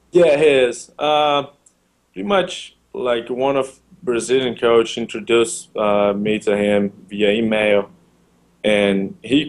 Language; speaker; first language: English; non-native, learner; Portuguese